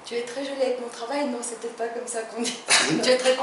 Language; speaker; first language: French; non-native, fluent; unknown